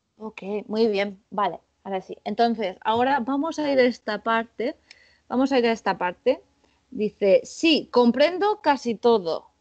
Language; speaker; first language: Spanish; native; Spanish